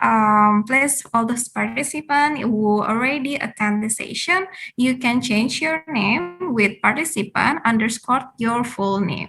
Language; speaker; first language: English; non-native, fluent; Indonesian